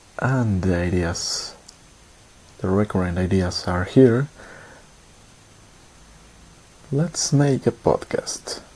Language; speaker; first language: English; non-native, learner; Spanish